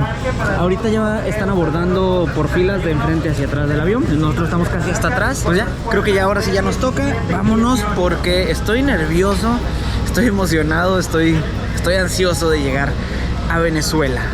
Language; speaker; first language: Spanish; native; Spanish